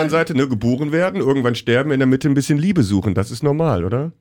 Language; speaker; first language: German; native; German